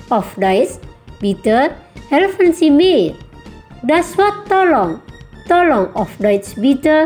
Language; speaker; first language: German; non-native, fluent; Indonesian